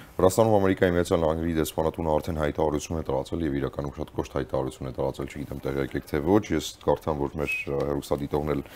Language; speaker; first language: Armenian; native; Armenian